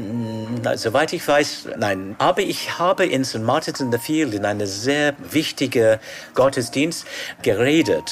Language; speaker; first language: German; non-native, fluent; English